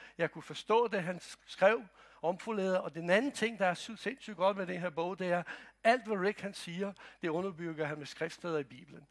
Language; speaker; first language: Danish; non-native, fluent; Croatian